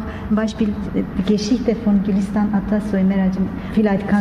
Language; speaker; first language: German; non-native, learner; Turkish